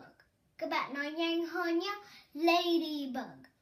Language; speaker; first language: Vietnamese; early bilingual, heritage; Vietnamese